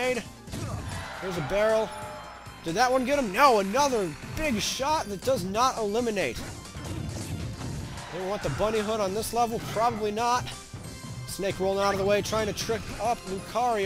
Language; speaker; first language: English; native; English